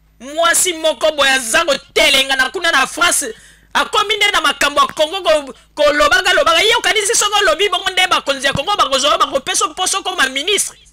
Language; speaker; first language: Lingala; native; Lingala